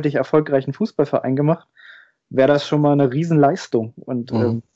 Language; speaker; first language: German; native; German